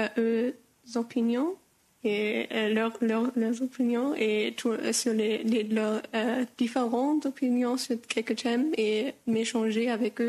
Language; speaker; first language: French; non-native, learner; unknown